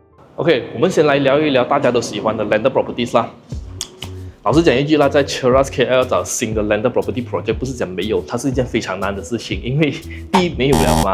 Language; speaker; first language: Chinese; native; Chinese